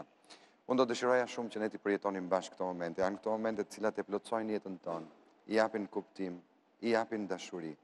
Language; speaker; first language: Albanian; native; Albanian